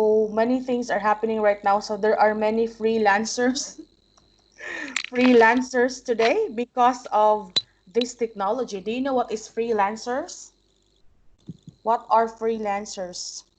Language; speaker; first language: English; non-native, fluent; Filipino